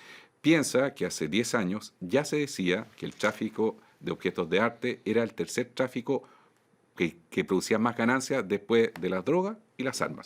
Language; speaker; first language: Spanish; native; Spanish